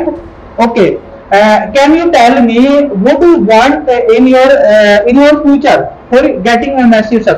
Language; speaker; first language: English; non-native, local second language; Hindi